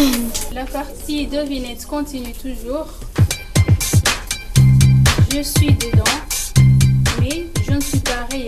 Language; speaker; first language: French; non-native, local second language; Comorian